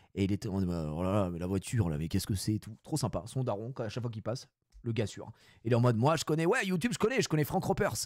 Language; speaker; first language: French; native; French